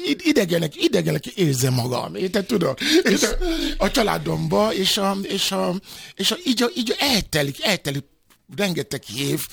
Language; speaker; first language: Hungarian; non-native, fluent; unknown